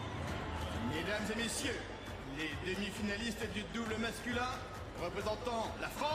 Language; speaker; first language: French; native; French